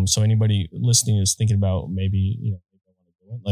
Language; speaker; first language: English; native; English